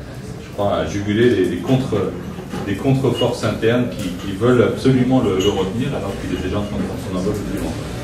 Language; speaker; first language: French; native; French